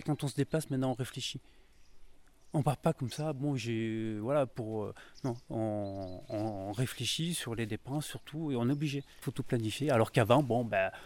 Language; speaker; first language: French; native; French